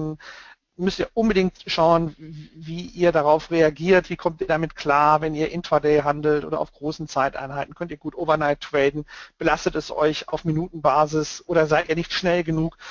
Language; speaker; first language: German; native; German